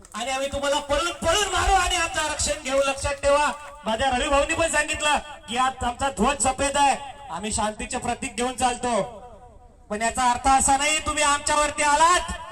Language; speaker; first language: Marathi; non-native, local second language; Lambadi